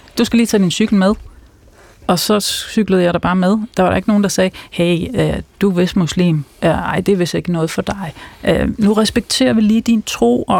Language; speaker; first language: Danish; early bilingual, other home language; Persian